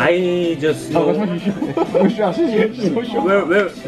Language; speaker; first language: English; non-native, learner; Korean